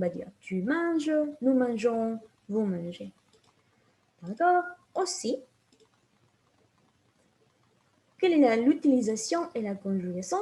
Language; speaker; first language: French; non-native, fluent; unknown